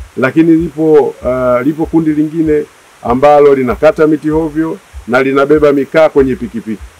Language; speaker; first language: Swahili; native; Swahili